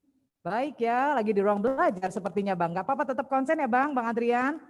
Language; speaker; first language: Indonesian; native; Indonesian